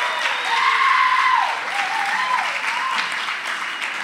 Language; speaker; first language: English; non-native, local second language; Konkani